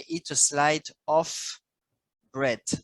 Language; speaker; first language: English; non-native, learner; French